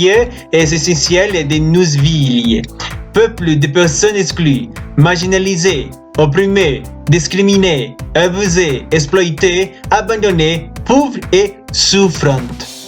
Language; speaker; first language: French; non-native, learner; Spanish